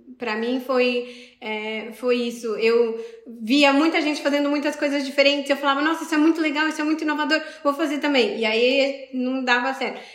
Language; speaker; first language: Portuguese; native; Portuguese